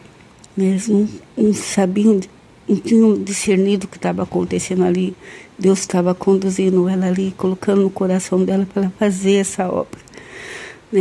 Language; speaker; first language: Portuguese; native; Portuguese